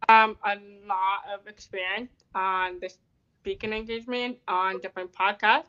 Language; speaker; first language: English; native; English